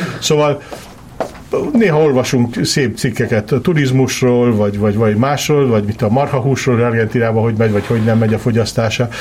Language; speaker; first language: Hungarian; early bilingual, heritage; Hungarian